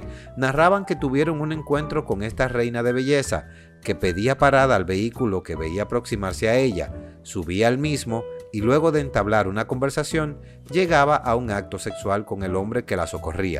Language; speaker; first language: Spanish; native; Spanish